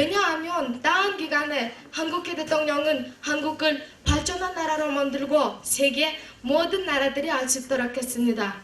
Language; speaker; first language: Korean; non-native, learner; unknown